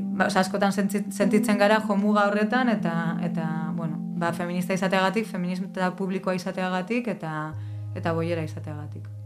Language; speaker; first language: Basque; native; Basque